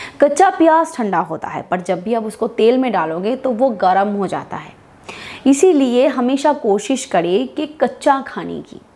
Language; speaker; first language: Hindi; non-native, local second language; Bangla